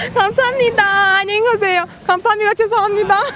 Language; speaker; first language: Korean; non-native, learner; Turkish